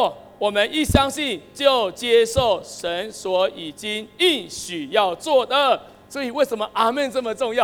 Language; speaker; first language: Chinese; native; Chinese